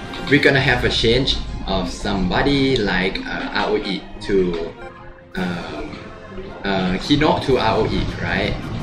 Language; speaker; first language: English; non-native, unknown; Thai